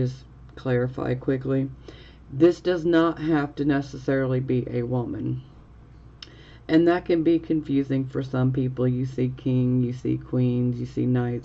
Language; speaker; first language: English; native; English